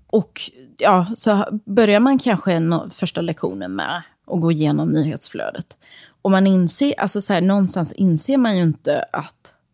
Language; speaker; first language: Swedish; early bilingual, other home language; Serbian